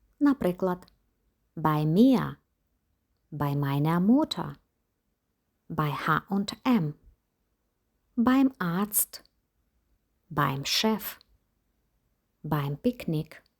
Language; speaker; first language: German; non-native, fluent; Ukrainian